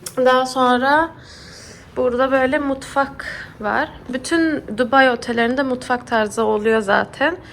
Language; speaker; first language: Turkish; early bilingual, heritage; Turkish